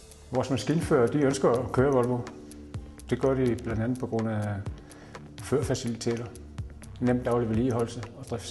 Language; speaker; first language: Danish; native; Danish